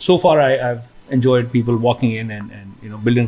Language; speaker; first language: English; non-native, local second language; Hindi